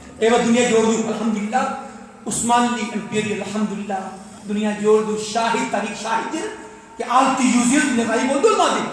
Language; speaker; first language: Turkish; non-native, learner; Urdu